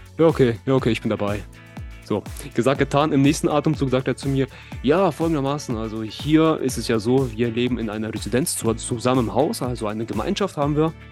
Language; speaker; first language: German; early bilingual, other home language; Russian